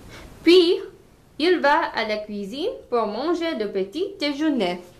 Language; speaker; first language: French; non-native, learner; English